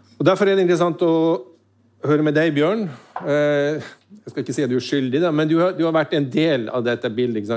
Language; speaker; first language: Norwegian; native; Norwegian